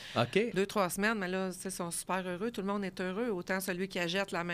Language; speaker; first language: French; native; French